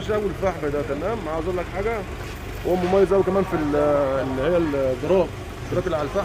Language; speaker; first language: Arabic; native; Arabic